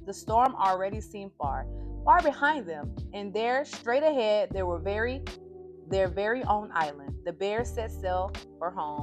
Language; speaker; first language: English; native; English